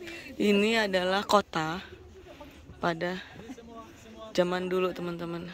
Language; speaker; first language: Indonesian; native; Indonesian